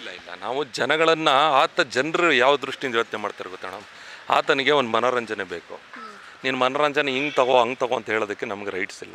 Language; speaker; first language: Kannada; native; Kannada